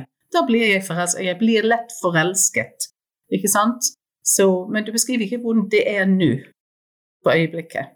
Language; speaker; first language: Norwegian; non-native, fluent; English